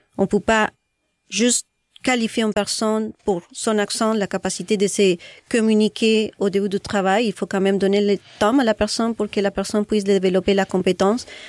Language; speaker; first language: French; non-native, fluent; Spanish